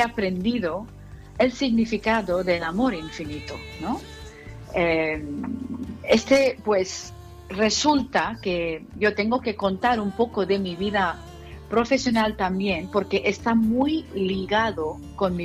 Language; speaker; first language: Spanish; non-native, fluent; Telugu